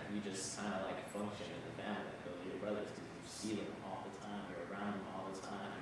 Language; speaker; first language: English; native; English